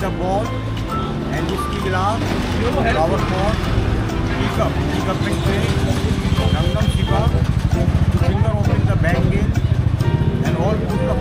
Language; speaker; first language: English; non-native, learner; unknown